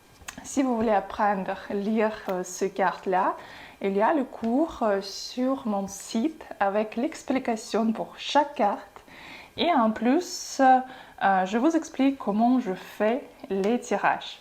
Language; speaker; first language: French; non-native, fluent; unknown